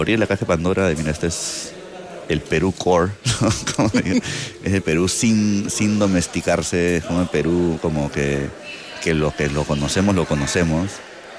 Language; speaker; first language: Spanish; native; Spanish